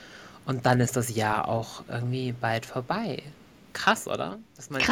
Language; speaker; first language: German; native; German